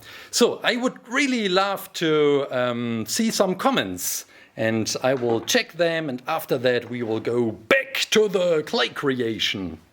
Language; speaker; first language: English; non-native, fluent; German